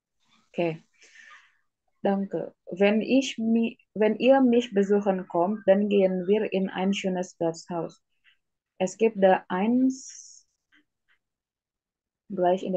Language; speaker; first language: German; non-native, fluent; Indonesian